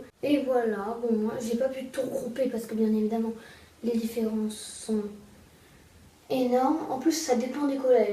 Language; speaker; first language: French; native; French